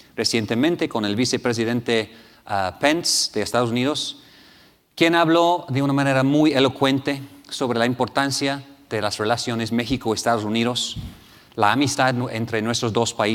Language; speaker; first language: Spanish; non-native, fluent; English